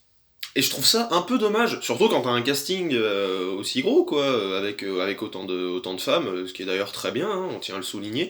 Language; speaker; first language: French; native; French